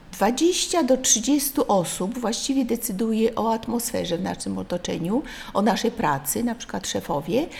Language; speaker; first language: Polish; native; Polish